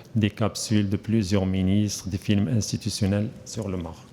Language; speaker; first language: French; non-native, local second language; Arabic